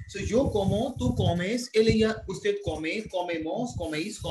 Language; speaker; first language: Spanish; non-native, fluent; Hindi